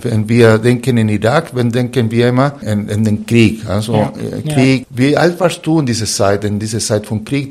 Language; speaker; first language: German; non-native, fluent; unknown